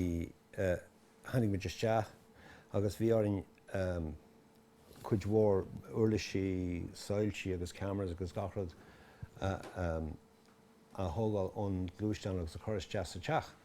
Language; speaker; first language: Irish; non-native, local second language; English